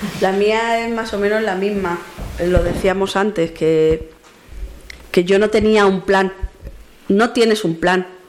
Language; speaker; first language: Spanish; native; Spanish